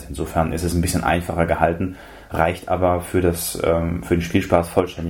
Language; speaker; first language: German; native; German